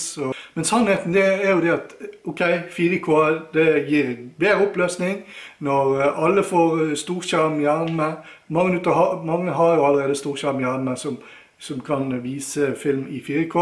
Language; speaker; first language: Norwegian; native; Norwegian